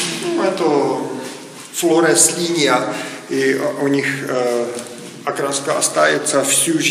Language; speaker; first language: Russian; non-native, fluent; Czech